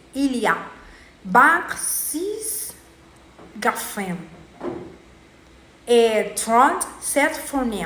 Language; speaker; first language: French; non-native, learner; Spanish